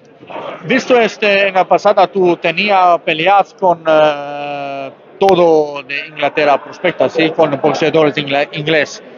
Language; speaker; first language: Spanish; non-native, learner; English